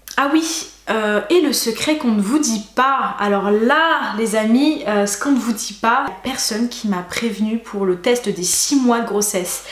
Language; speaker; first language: French; native; French